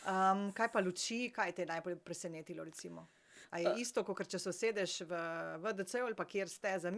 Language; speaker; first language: Slovenian; native; Slovenian